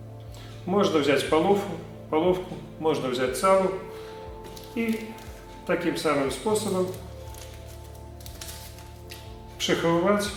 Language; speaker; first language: Polish; non-native, learner; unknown